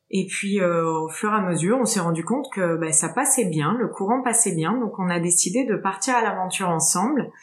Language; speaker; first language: French; native; French